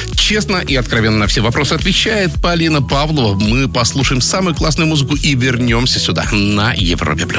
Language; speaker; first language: Russian; native; Russian